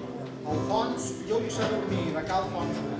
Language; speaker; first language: Catalan; native; Catalan